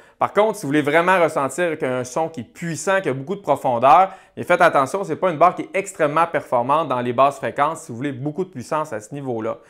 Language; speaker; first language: French; native; French